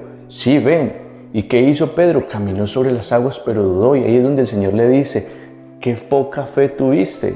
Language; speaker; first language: Spanish; native; Spanish